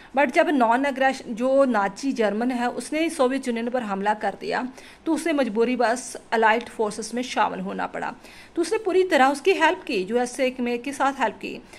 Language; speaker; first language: Hindi; non-native, local second language; Punjabi